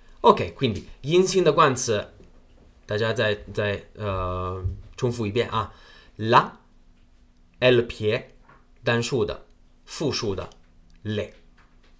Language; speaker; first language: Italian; non-native, fluent; Chinese